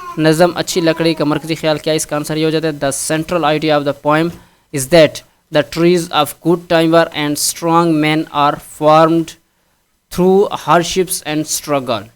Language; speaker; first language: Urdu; non-native, local second language; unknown